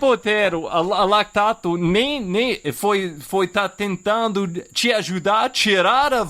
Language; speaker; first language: Portuguese; non-native, fluent; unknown